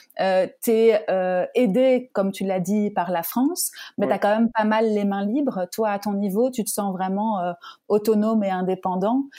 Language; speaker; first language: French; native; French